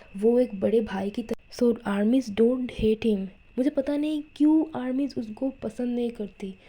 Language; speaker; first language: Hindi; non-native, local second language; Bangla